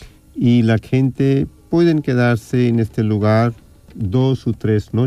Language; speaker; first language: Spanish; non-native, fluent; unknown